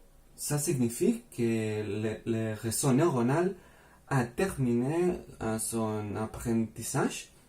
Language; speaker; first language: French; non-native, fluent; Spanish